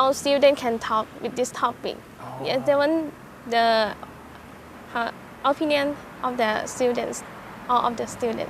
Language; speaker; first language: English; non-native, learner; Thai